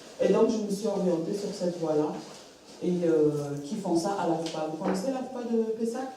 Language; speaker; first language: French; early bilingual, other home language; Arabic